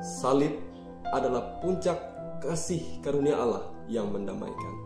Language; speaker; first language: Indonesian; native; Indonesian